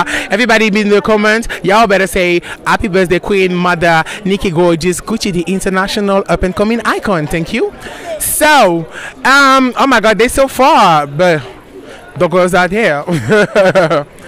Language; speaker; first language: English; non-native, fluent; French